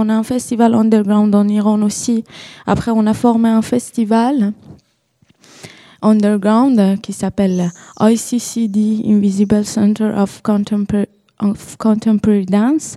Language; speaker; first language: French; non-native, learner; Persian